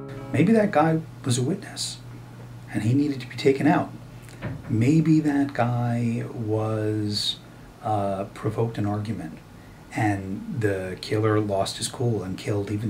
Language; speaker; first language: English; native; English